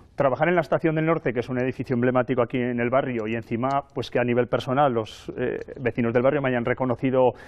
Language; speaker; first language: Spanish; native; Spanish